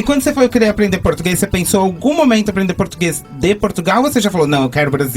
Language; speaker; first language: Portuguese; native; Portuguese